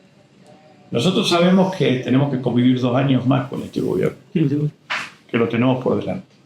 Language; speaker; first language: Spanish; native; Spanish